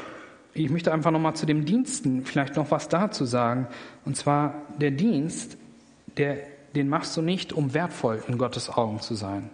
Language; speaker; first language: German; native; German